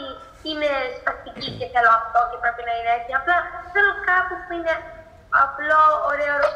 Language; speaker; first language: Greek; early bilingual, heritage; Greek